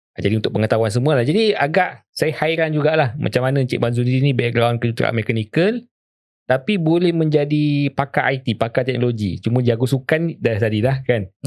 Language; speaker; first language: Malay; native; Malay